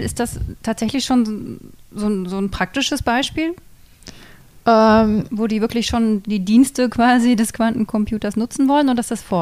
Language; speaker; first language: German; native; German